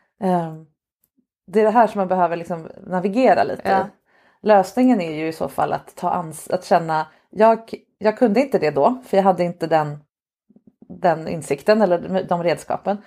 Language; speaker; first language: Swedish; native; Swedish